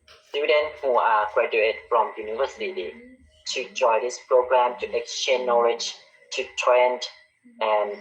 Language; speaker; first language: English; non-native, learner; Khmer